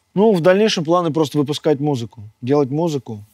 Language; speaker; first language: Russian; native; Russian